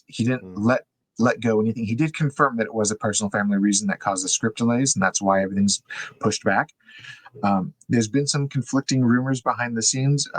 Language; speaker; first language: English; native; English